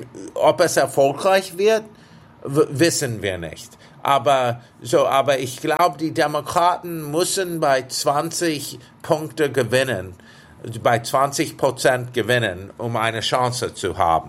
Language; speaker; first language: German; non-native, fluent; English